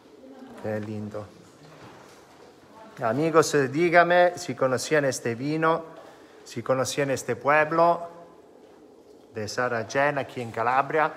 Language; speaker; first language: Spanish; non-native, fluent; Italian